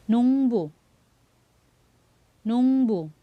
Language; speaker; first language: Korean; non-native, learner; Filipino